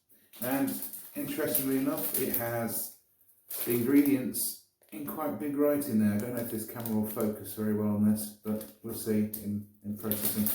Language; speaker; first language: English; native; English